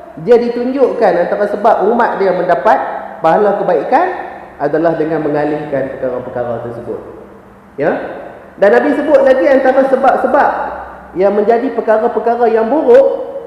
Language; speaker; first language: Malay; native; Malay